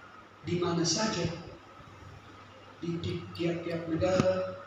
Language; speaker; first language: Indonesian; non-native, fluent; English